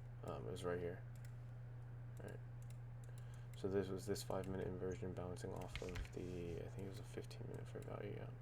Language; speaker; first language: English; native; English